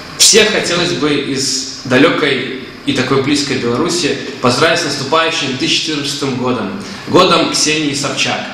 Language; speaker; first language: Russian; native; Russian